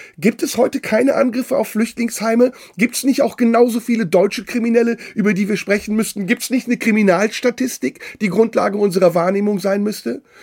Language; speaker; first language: German; early bilingual, other home language; Turkish